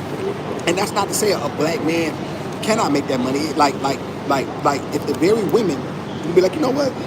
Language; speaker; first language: English; native; English